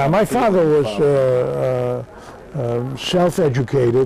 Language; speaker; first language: English; native; English